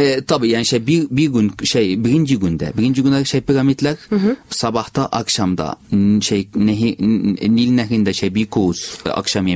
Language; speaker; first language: Turkish; non-native, learner; Arabic